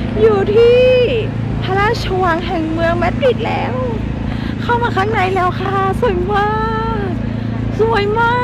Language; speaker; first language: Thai; native; Thai